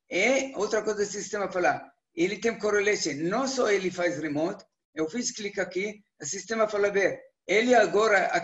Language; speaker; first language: Portuguese; non-native, learner; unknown